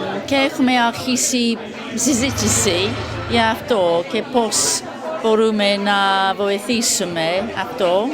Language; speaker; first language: Greek; non-native, learner; English